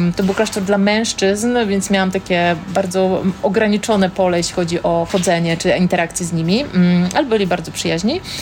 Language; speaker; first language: Polish; native; Polish